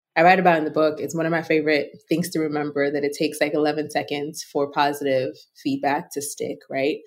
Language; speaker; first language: English; non-native, local second language; Yoruba